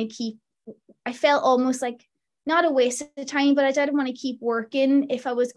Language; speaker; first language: English; native; English